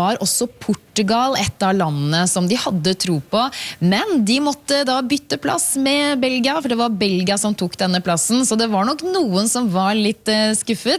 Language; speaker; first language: Norwegian; native; Norwegian